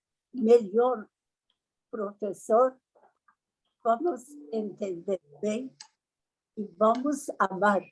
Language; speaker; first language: Portuguese; non-native, learner; Persian